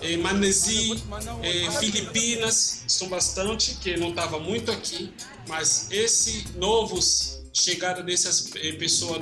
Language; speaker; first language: Portuguese; non-native, fluent; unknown